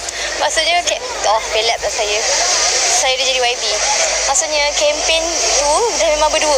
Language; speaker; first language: Indonesian; non-native, local second language; Malay